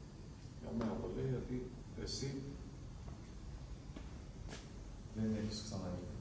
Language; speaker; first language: Greek; early bilingual, other home language; Albanian